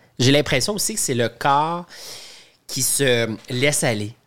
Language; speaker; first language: French; native; French